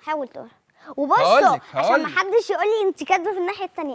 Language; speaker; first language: Arabic; native; Arabic